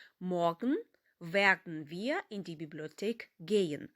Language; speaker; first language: German; non-native, fluent; Ukrainian